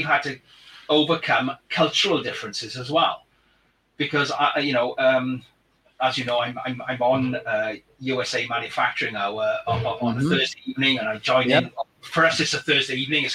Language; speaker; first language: English; native; English